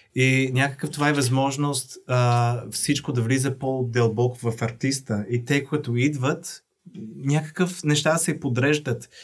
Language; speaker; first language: Bulgarian; non-native, fluent; English